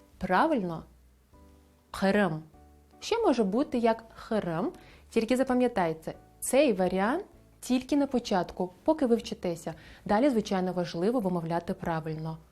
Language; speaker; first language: Ukrainian; non-native, local second language; Crimean Tatar